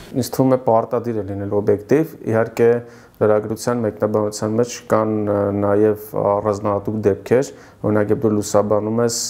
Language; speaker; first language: Armenian; native; Armenian